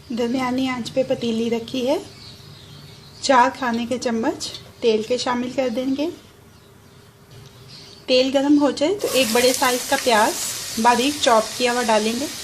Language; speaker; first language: Urdu; native; Urdu